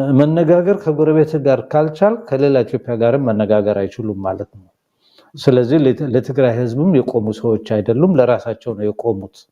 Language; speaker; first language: Amharic; non-native, local second language; Somali